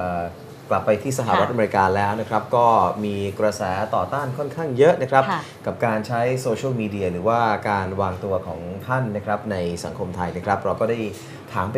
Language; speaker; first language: Thai; native; Thai